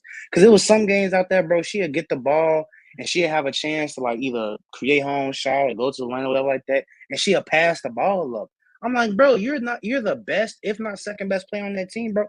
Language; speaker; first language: English; native; English